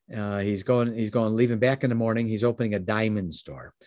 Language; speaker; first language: English; native; English